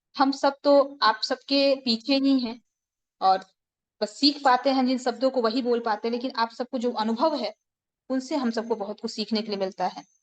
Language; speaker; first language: Hindi; native; Hindi